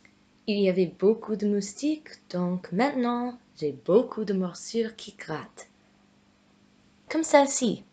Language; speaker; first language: French; non-native, fluent; English